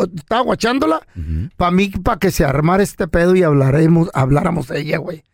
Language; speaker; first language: Spanish; native; Spanish